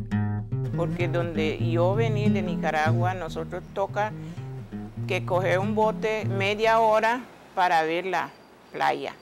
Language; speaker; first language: Spanish; non-native, learner; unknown